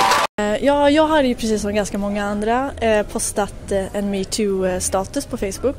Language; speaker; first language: Swedish; native; Swedish